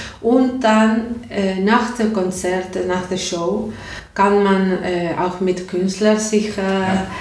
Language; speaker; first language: German; non-native, learner; Spanish